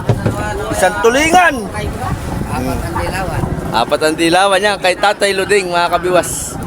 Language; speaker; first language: Filipino; native; Filipino